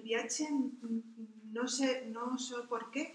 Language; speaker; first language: Italian; non-native, learner; Spanish